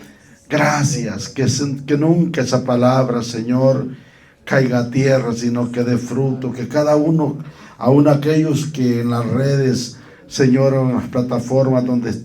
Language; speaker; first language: Spanish; native; Spanish